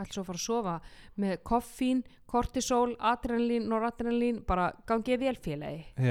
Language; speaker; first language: Icelandic; native; Icelandic